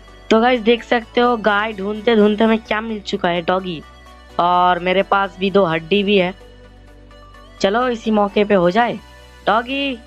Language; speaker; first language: Hindi; non-native, learner; Bangla